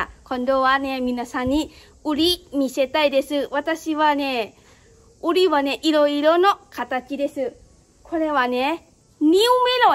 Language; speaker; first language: Japanese; non-native, learner; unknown